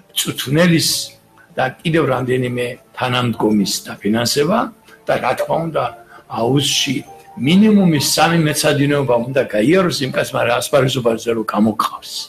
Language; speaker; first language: Georgian; native; Georgian